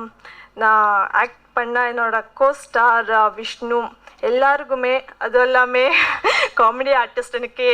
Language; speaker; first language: Tamil; non-native, learner; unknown